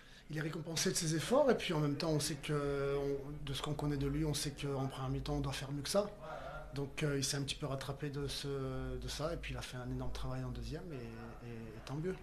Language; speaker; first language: French; native; French